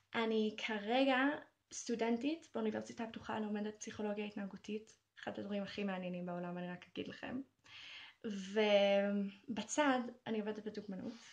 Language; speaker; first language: Hebrew; non-native, local second language; English